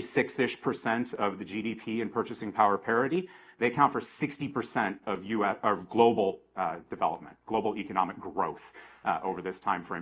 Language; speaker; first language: English; native; English